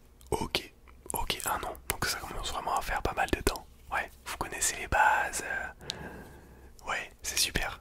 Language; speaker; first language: French; native; French